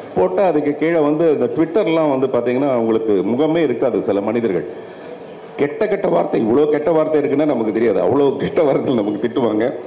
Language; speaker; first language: Tamil; native; Tamil